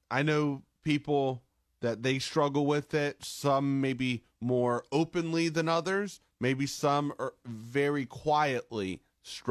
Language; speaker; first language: English; native; English